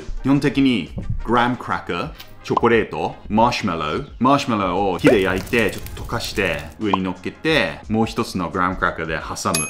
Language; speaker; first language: Japanese; non-native, fluent; English